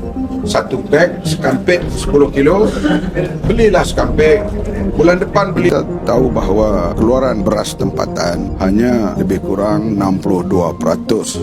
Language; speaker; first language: Malay; native; Malay